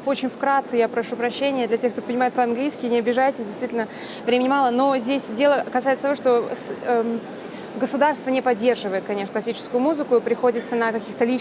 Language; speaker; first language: Russian; native; Russian